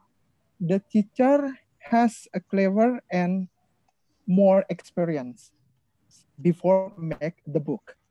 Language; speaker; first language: English; non-native, learner; Indonesian